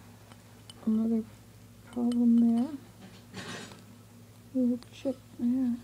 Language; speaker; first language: English; native; English